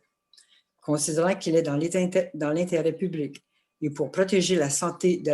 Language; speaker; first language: French; native; French